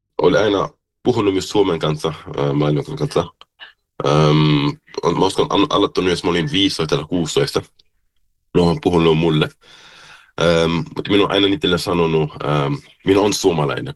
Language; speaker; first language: Finnish; early bilingual, heritage; German